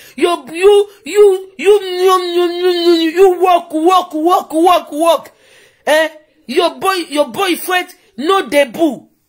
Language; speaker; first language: English; non-native, learner; Lingala